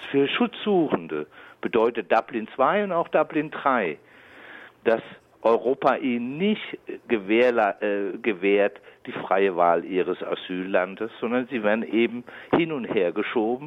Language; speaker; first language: German; native; German